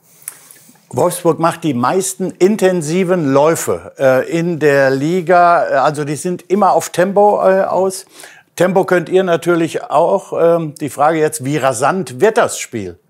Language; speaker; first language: German; native; German